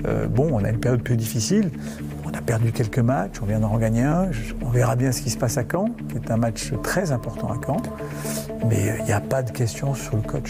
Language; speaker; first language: French; native; French